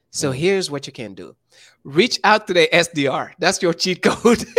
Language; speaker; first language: English; non-native, fluent; Wolof